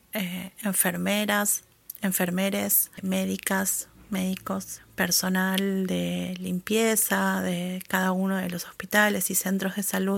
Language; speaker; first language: Spanish; native; Spanish